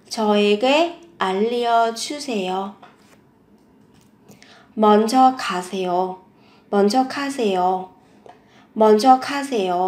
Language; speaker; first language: Korean; non-native, fluent; Vietnamese